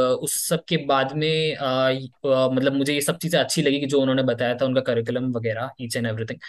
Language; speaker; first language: Hindi; native; Hindi